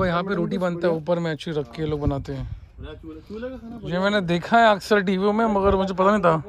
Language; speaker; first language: Hindi; native; Hindi